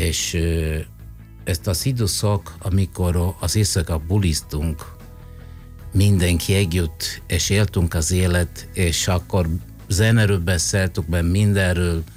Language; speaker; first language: Hungarian; non-native, fluent; Italian